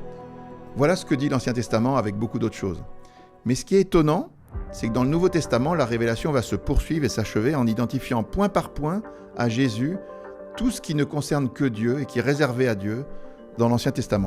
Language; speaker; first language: French; native; French